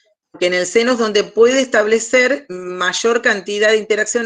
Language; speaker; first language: Spanish; native; Spanish